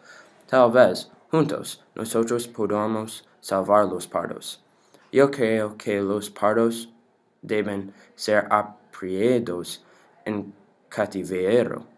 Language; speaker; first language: Spanish; non-native, learner; English